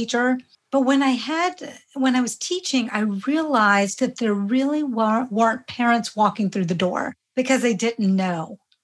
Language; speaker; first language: English; early bilingual, other home language; Hindi